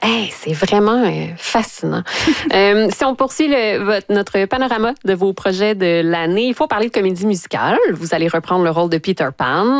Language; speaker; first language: French; native; French